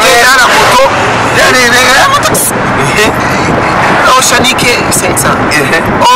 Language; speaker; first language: French; non-native, learner; Rundi